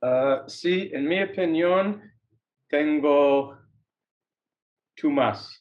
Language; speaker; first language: Spanish; non-native, learner; English